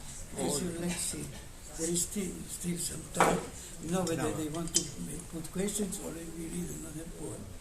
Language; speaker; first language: English; non-native, fluent; Italian